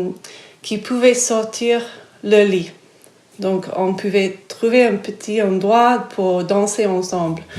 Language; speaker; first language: French; non-native, fluent; English